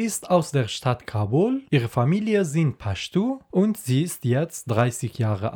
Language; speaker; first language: German; non-native, learner; Persian